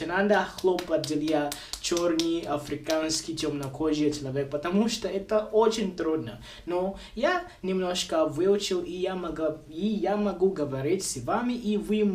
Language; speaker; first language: Russian; non-native, local second language; Bemba